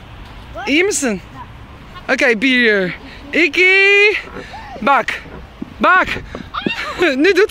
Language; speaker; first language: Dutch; native; Dutch